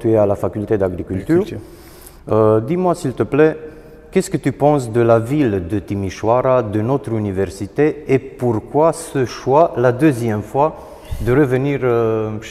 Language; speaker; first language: French; non-native, fluent; Romanian